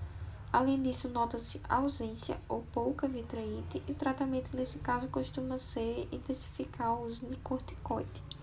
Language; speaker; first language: Portuguese; native; Portuguese